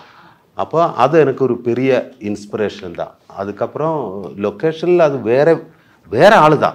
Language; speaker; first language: Tamil; non-native, learner; Malayalam